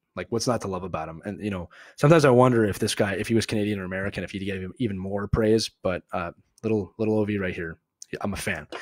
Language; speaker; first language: English; native; English